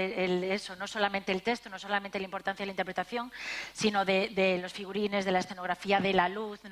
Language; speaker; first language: Spanish; native; Spanish